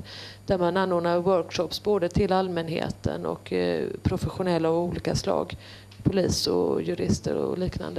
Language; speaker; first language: Swedish; native; Swedish